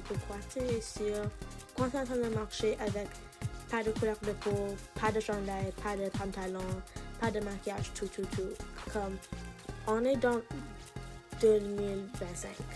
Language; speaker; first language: French; non-native, learner; English